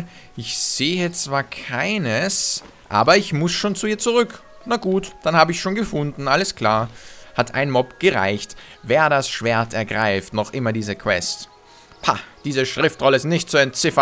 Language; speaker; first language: German; native; German